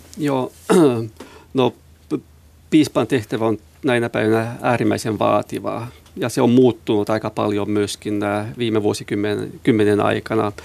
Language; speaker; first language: Finnish; non-native, local second language; Swedish